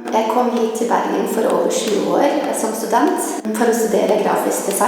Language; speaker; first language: Norwegian; early bilingual, other home language; Vietnamese